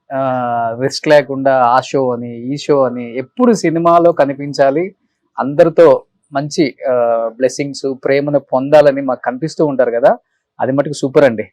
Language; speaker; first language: Telugu; native; Telugu